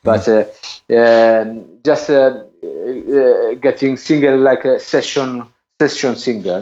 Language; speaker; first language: English; non-native, learner; Italian